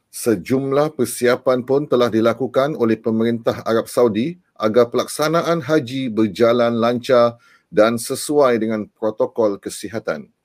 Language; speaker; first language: Malay; native; Malay